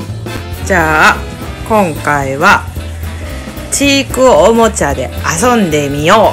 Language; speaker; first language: Japanese; native; Japanese